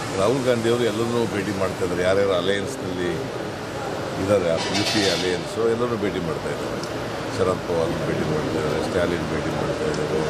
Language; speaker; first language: Kannada; native; Kannada